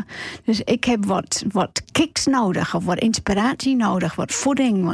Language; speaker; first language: Dutch; non-native, fluent; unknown